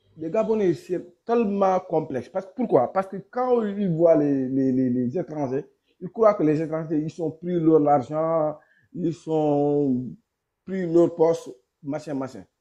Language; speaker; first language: French; non-native, local second language; Wolof